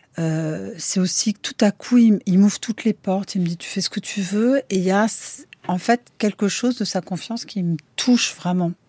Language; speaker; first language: French; native; French